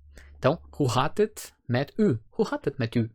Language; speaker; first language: Dutch; non-native, fluent; Portuguese